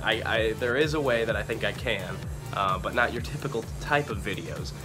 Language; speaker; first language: English; native; English